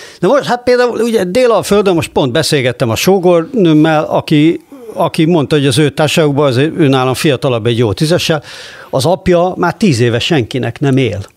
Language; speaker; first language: Hungarian; native; Hungarian